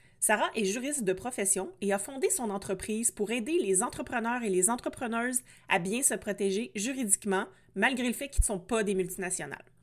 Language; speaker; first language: French; native; French